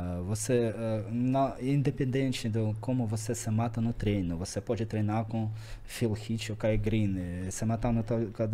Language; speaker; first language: Portuguese; non-native, learner; Russian